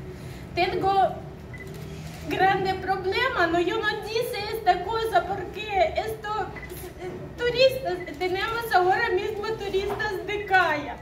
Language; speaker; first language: Spanish; non-native, learner; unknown